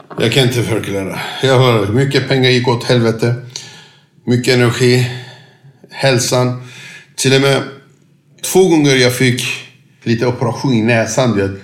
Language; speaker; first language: Swedish; non-native, fluent; Turkish